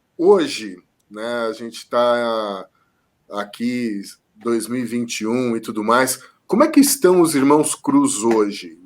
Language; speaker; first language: Portuguese; native; Portuguese